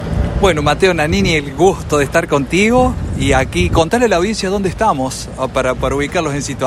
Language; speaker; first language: Spanish; native; Spanish